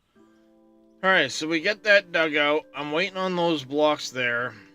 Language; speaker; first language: English; native; English